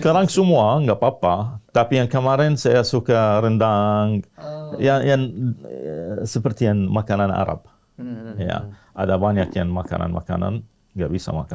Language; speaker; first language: Indonesian; non-native, learner; Arabic